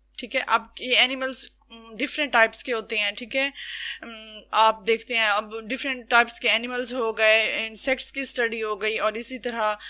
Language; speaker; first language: Urdu; native; Urdu